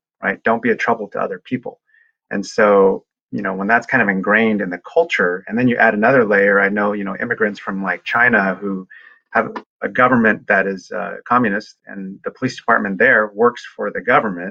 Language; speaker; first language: English; early bilingual, other home language; Chinese